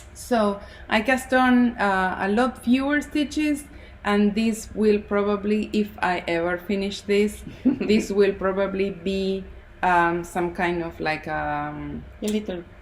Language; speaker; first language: English; non-native, fluent; Spanish